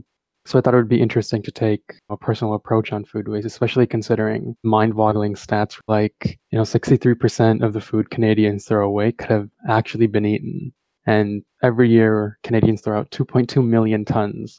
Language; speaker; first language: English; early bilingual, other home language; Tamil